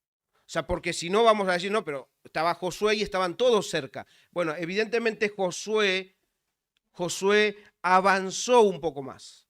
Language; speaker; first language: Spanish; native; Spanish